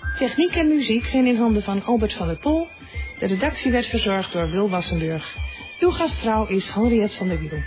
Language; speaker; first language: Dutch; native; Dutch